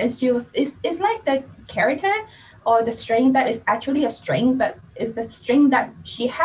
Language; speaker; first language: English; non-native, local second language; Cantonese